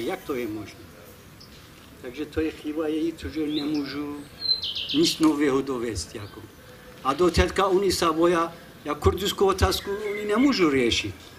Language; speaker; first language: Czech; non-native, fluent; Kurdish